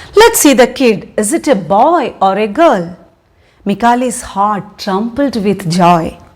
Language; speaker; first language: English; non-native, local second language; Malayalam